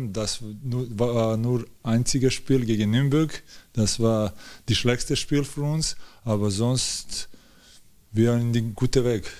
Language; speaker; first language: German; non-native, learner; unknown